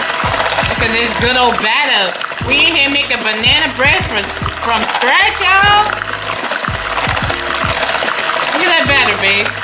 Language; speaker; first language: English; native; English